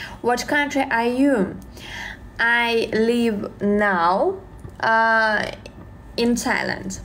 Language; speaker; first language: English; non-native, learner; Russian